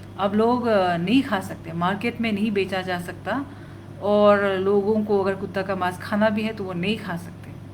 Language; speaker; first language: Hindi; non-native, local second language; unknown